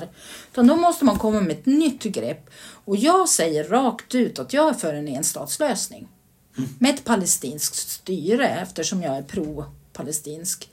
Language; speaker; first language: Swedish; native; Swedish